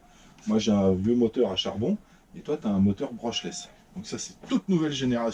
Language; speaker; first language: French; native; French